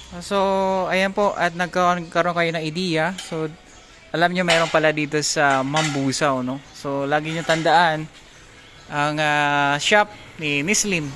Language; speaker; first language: Filipino; non-native, local second language; Hiligaynon